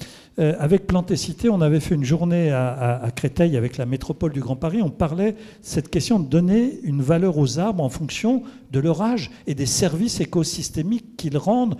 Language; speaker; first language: French; native; French